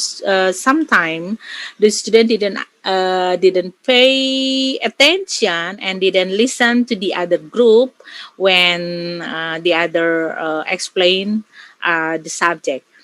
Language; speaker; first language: English; non-native, learner; Indonesian